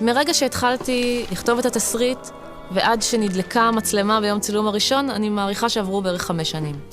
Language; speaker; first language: Hebrew; native; Hebrew